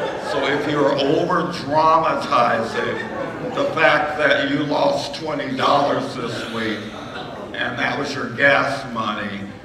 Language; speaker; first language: English; native; English